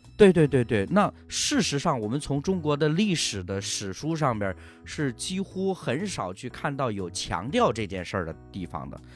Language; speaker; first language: Chinese; native; Chinese